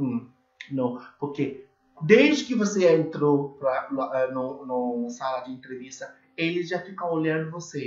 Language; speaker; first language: Portuguese; non-native, learner; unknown